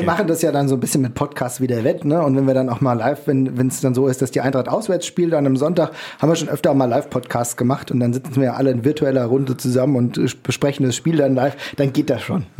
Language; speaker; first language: German; native; German